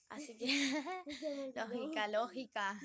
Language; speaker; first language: Spanish; native; Spanish